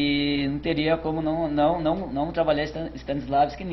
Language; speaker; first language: Portuguese; native; Portuguese